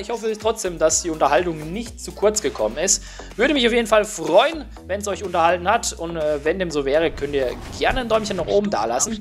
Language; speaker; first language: German; native; German